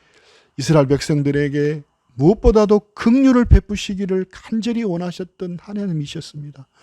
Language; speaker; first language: Korean; native; Korean